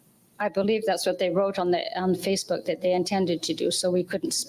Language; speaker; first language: English; native; English